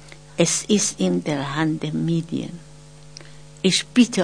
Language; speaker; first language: German; non-native, fluent; Persian